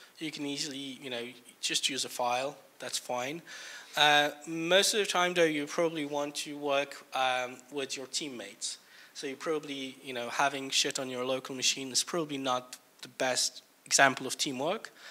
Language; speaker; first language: English; non-native, fluent; Polish